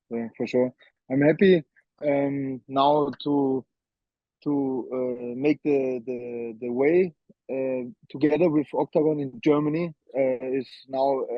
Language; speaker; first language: English; non-native, learner; German